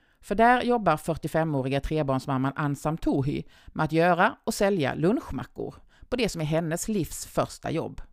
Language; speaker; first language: Swedish; native; Swedish